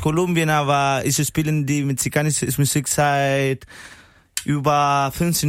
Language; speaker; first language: German; non-native, learner; Spanish